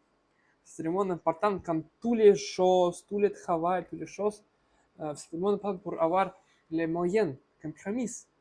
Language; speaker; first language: French; non-native, learner; Russian